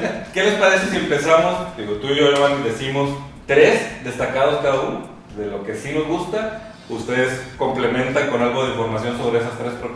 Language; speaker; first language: Spanish; native; Spanish